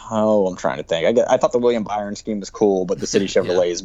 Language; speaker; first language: English; native; English